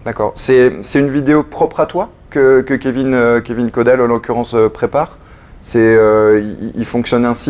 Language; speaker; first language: French; native; French